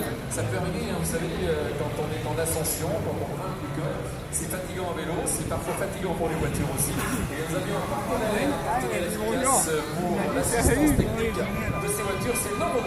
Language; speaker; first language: French; native; French